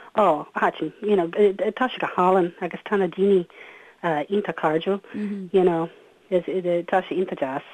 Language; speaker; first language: Irish; non-native, learner; English